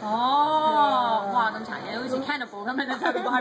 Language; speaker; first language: Chinese; non-native, local second language; English